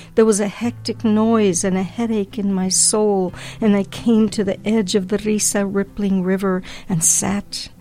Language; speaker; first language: English; early bilingual, other home language; Spanish